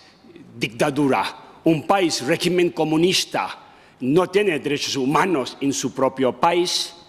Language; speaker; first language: Spanish; non-native, learner; Tibetan